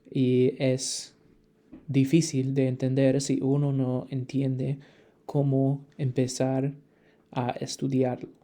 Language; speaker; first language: Spanish; non-native, fluent; English